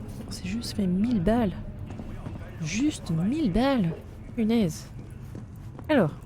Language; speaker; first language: French; native; French